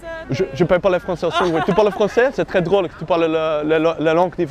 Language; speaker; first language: French; non-native, learner; Dutch